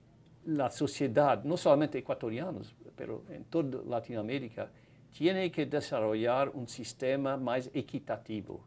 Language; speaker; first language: Spanish; non-native, fluent; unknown